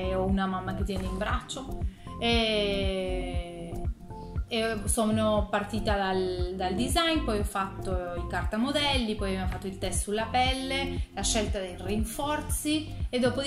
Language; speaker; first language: Italian; non-native, fluent; Spanish